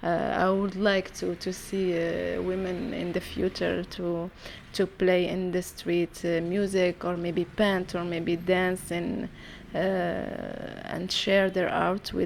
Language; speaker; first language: English; non-native, learner; Arabic